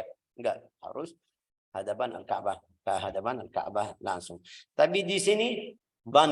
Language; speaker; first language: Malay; non-native, fluent; Arabic